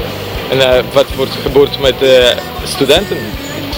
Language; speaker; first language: Dutch; non-native, learner; Polish